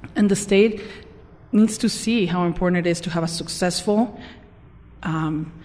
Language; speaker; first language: English; non-native, fluent; Spanish